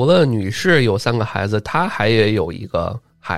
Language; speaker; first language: Chinese; native; Chinese